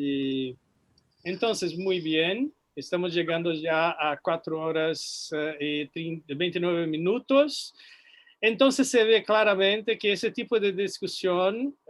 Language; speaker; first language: Spanish; non-native, fluent; Portuguese